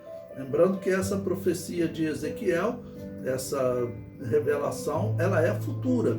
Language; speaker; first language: Portuguese; native; Portuguese